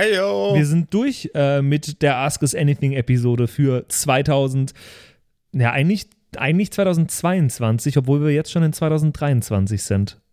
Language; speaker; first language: German; native; German